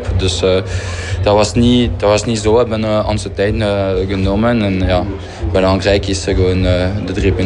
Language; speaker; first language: Dutch; non-native, fluent; French